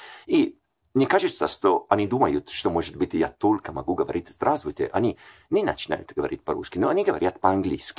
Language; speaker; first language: Russian; non-native, fluent; Italian